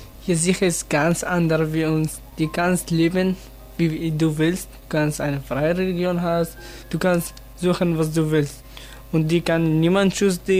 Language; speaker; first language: German; non-native, learner; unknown